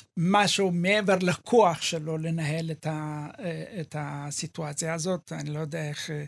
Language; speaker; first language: Hebrew; early bilingual, other home language; Amharic